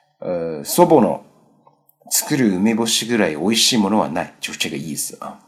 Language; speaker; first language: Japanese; non-native, fluent; Chinese